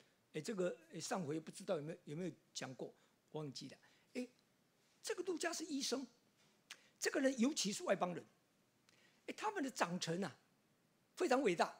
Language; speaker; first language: Chinese; native; Chinese